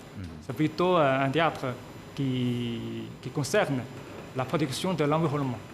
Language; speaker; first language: French; non-native, fluent; Chinese